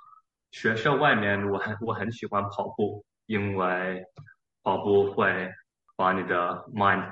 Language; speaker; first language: Chinese; early bilingual, heritage; Chinese